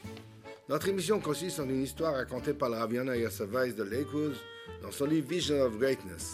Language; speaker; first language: French; native; French